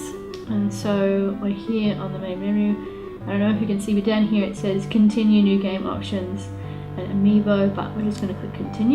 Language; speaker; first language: English; native; English